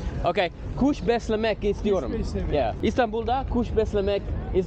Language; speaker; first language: Turkish; non-native, learner; English